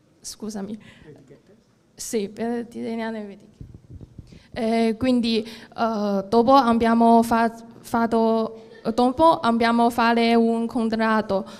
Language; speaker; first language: Italian; non-native, learner; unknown